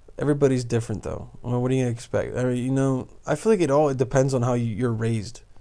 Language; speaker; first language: English; early bilingual, other home language; Bosnian